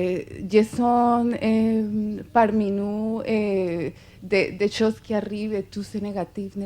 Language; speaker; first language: French; non-native, fluent; Spanish